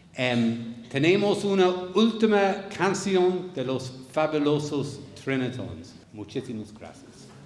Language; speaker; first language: Spanish; non-native, fluent; English